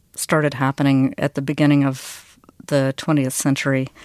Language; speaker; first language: English; native; English